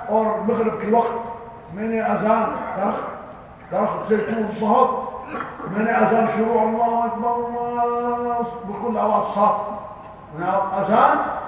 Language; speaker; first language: Urdu; non-native, learner; Arabic